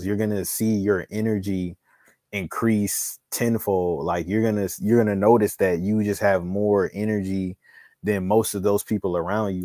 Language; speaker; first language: English; native; English